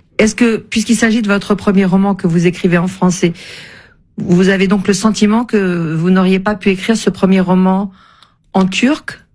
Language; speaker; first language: French; native; French